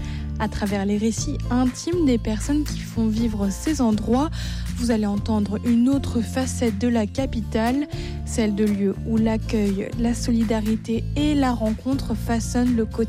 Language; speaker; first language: French; native; French